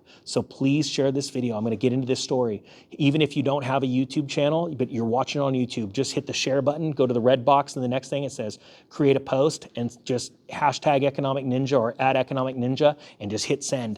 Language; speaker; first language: English; native; English